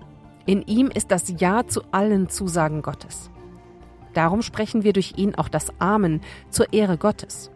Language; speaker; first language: German; native; German